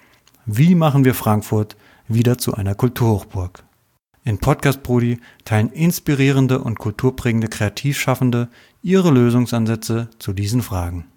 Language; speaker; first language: German; native; German